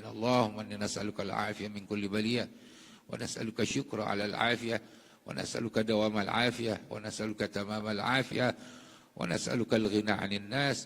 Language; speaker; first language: Arabic; non-native, fluent; Indonesian